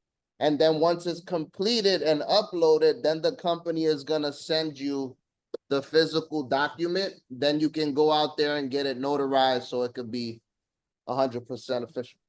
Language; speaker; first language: English; native; English